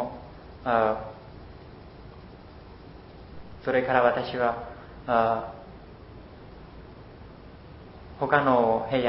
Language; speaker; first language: Japanese; non-native, learner; Khmer